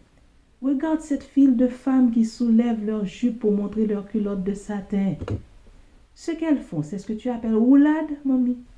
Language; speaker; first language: French; non-native, local second language; Haitian Creole